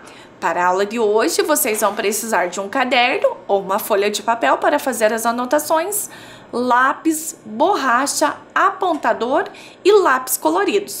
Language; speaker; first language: Portuguese; native; Portuguese